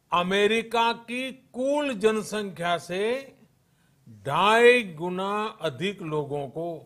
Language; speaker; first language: Hindi; non-native, local second language; Gujarati